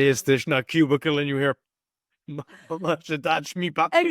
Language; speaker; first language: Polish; non-native, learner; English